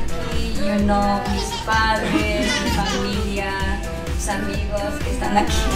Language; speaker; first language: Spanish; early bilingual, other home language; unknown